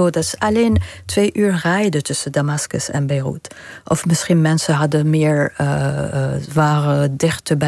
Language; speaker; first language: Dutch; non-native, learner; Arabic